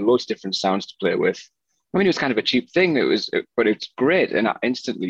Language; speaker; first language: English; native; English